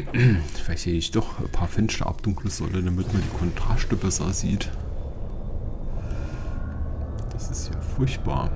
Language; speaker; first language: German; native; German